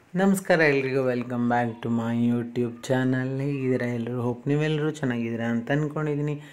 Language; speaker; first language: Kannada; native; Kannada